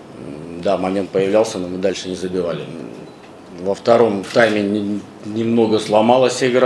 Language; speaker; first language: Russian; native; Russian